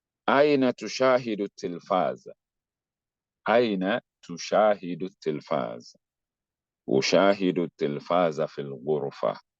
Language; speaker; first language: Arabic; non-native, fluent; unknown